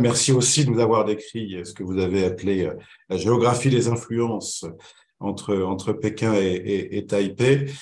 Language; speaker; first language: French; native; French